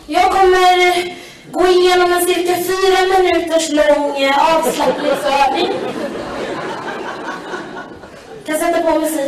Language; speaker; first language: Swedish; native; Swedish